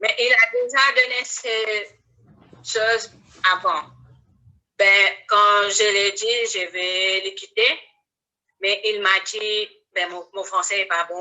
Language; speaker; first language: French; non-native, learner; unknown